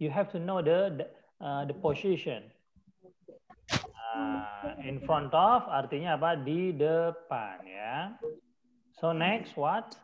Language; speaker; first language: English; non-native, learner; Indonesian